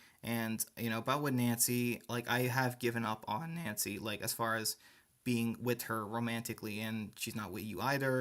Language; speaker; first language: English; native; English